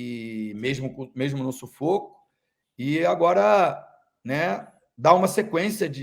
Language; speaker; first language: Portuguese; native; Portuguese